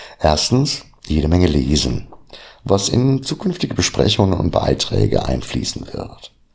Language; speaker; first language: German; native; German